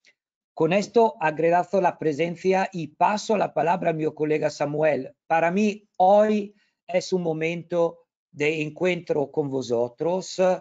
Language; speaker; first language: Spanish; non-native, learner; Italian